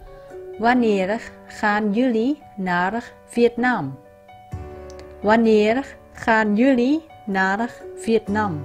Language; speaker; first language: Dutch; non-native, learner; Vietnamese